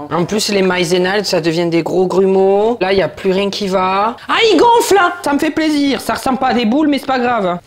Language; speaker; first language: French; native; French